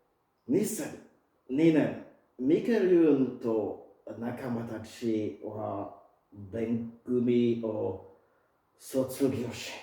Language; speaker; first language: Japanese; non-native, fluent; French